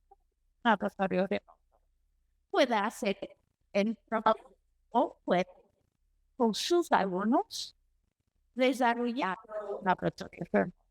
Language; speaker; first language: Spanish; non-native, learner; Portuguese